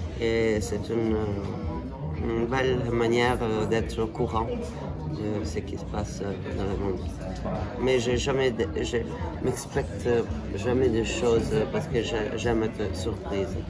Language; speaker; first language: French; non-native, fluent; Italian